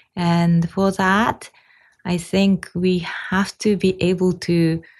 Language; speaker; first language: English; non-native, fluent; Japanese